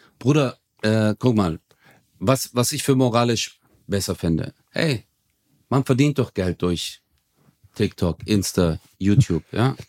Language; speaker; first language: German; early bilingual, other home language; Turkish